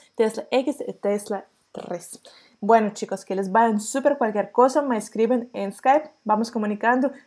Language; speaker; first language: Spanish; non-native, fluent; Russian